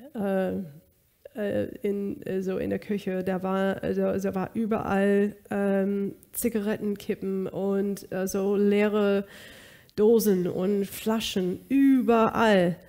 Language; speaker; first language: German; non-native, fluent; English